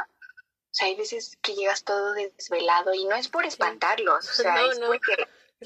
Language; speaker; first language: Spanish; native; Spanish